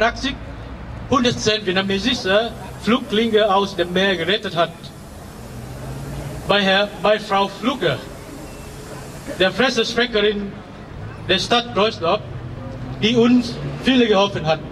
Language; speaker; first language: German; non-native, fluent; Vietnamese